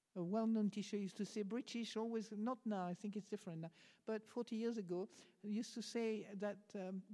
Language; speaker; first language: English; non-native, fluent; French